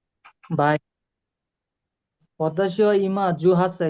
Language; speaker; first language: Japanese; non-native, learner; Bangla